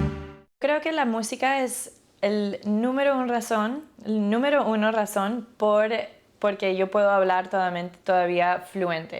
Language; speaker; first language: Spanish; early bilingual, other home language; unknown